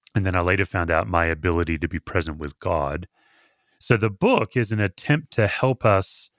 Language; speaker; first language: English; native; English